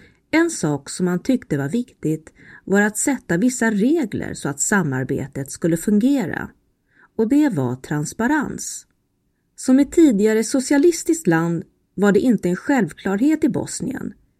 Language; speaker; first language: Swedish; native; Swedish